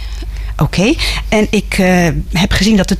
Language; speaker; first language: Dutch; native; Dutch